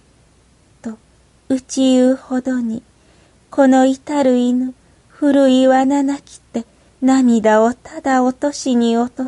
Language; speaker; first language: Japanese; native; Japanese